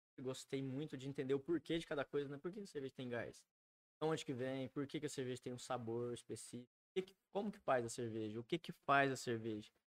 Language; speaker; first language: Portuguese; native; Portuguese